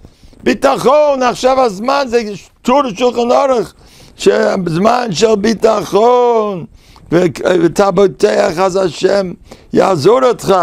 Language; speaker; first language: Hebrew; non-native, fluent; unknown